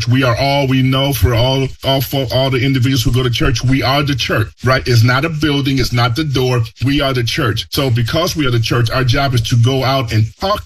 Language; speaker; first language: English; early bilingual, other home language; Spanish